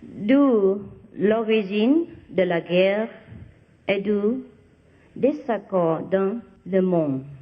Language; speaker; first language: French; non-native, fluent; Vietnamese